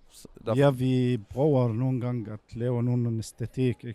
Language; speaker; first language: Danish; non-native, fluent; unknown